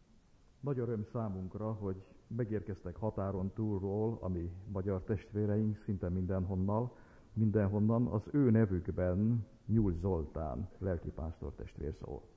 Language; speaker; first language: Hungarian; native; Hungarian